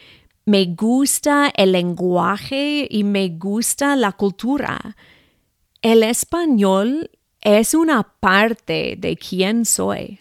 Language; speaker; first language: Spanish; non-native, fluent; English